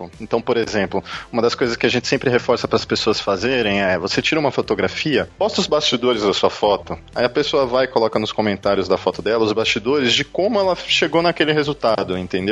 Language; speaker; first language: Portuguese; native; Portuguese